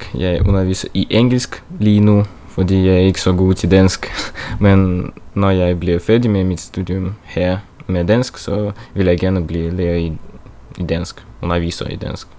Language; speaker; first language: Norwegian; non-native, learner; Russian